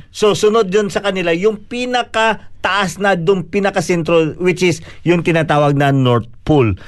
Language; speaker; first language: Filipino; non-native, local second language; Cebuano